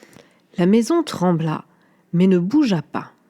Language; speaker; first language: French; native; French